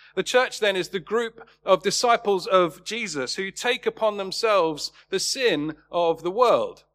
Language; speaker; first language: English; native; English